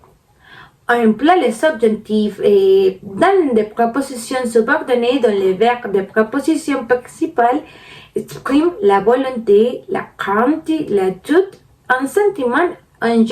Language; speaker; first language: French; non-native, learner; Spanish